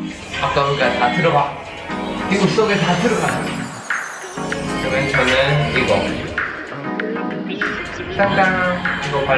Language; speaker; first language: Korean; non-native, fluent; Thai